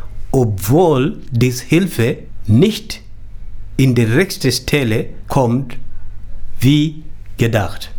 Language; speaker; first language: German; non-native, learner; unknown